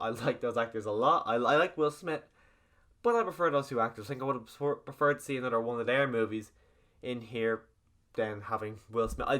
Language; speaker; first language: English; native; English